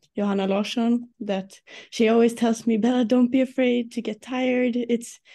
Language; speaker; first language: English; non-native, fluent; Swedish